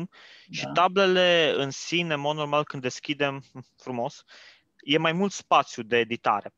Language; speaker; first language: Romanian; native; Romanian